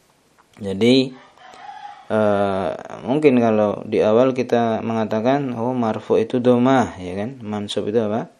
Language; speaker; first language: Indonesian; native; Indonesian